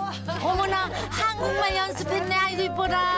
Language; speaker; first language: Korean; native; Korean